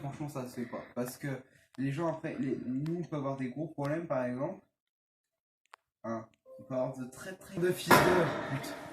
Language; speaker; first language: French; native; French